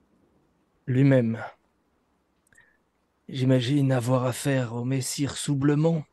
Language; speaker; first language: French; native; French